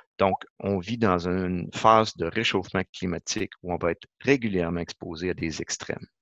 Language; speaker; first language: French; native; French